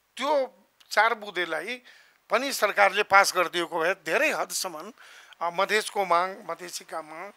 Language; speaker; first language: Nepali; non-native, local second language; Maithili